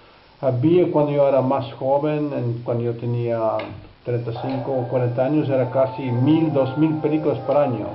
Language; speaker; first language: Spanish; non-native, fluent; Dutch